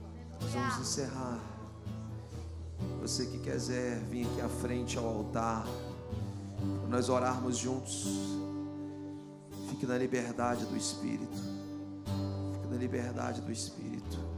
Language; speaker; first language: Portuguese; native; Portuguese